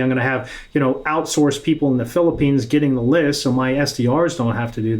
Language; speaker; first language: English; native; English